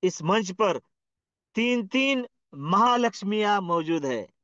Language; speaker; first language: Hindi; non-native, local second language; Marathi